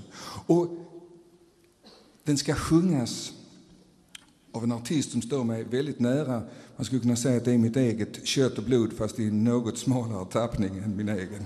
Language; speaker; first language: Swedish; native; Swedish